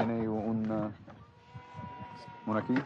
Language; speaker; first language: Spanish; non-native, fluent; English